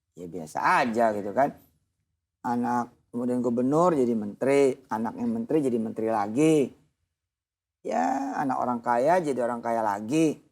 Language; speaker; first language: Indonesian; native; Indonesian